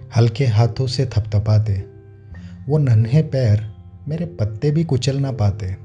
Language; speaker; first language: Hindi; non-native, local second language; Gujarati